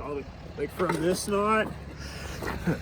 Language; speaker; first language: English; native; English